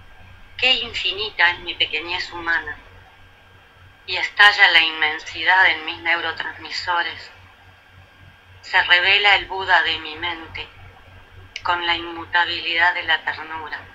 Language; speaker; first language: Spanish; native; Spanish